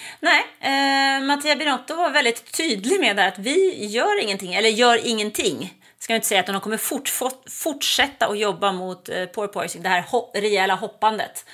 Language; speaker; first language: Swedish; native; Swedish